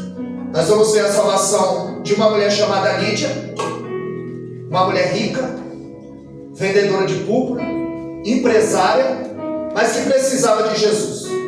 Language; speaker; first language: Portuguese; native; Portuguese